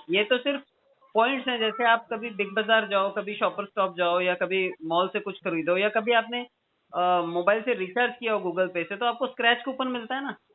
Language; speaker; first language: Hindi; native; Hindi